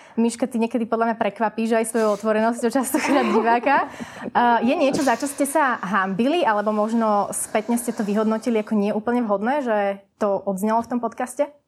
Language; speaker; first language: Slovak; native; Slovak